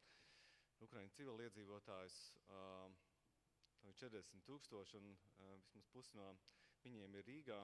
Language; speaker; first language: Latvian; native; Latvian